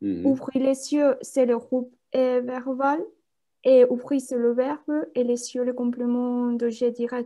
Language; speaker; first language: French; non-native, fluent; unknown